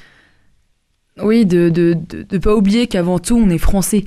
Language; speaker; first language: French; native; French